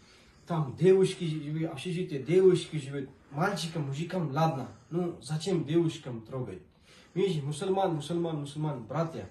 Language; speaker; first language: Russian; non-native, learner; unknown